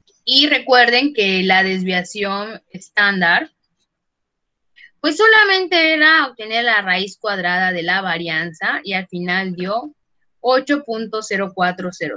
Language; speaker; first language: Spanish; native; Spanish